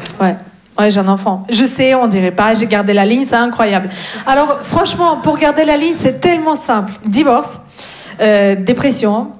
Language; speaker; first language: French; non-native, fluent; Russian